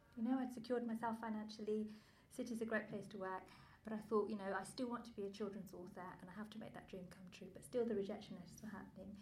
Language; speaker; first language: English; native; English